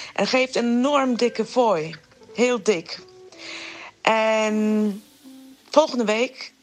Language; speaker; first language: Dutch; non-native, fluent; Persian